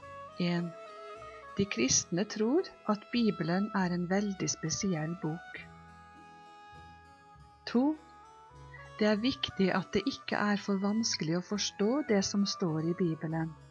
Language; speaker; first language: Norwegian; non-native, fluent; Polish